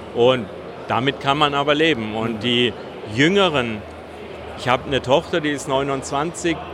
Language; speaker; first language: German; native; German